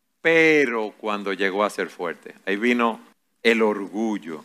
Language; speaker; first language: Spanish; native; Spanish